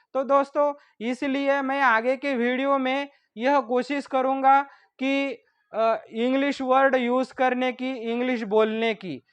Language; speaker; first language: Hindi; non-native, local second language; Marathi